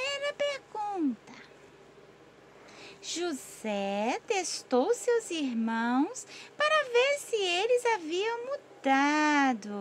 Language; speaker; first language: Portuguese; native; Portuguese